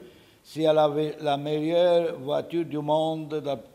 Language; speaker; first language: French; non-native, learner; Italian